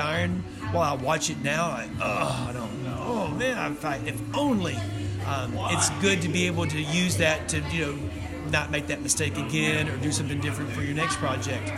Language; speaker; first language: English; native; English